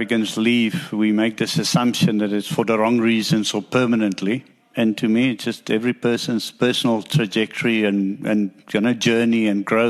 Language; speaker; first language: English; non-native, local second language; Afrikaans